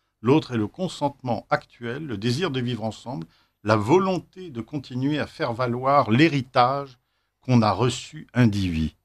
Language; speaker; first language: French; native; French